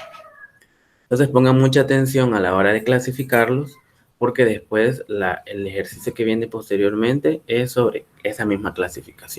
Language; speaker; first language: Spanish; native; Spanish